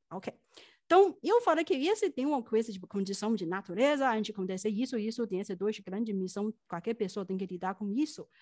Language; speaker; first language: Portuguese; non-native, fluent; Chinese